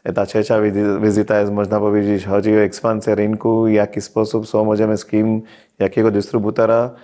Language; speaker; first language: Polish; non-native, fluent; Hindi